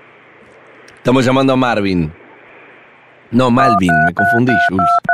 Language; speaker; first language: Spanish; native; Spanish